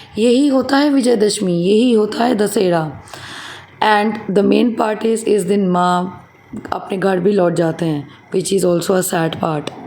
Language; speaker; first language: Hindi; non-native, local second language; Bangla